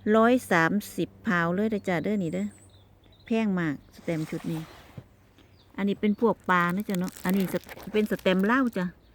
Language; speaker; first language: Thai; native; Thai